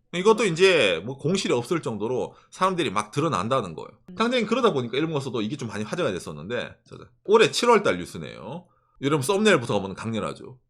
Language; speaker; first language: Korean; native; Korean